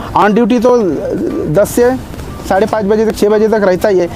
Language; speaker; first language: Hindi; non-native, local second language; Marathi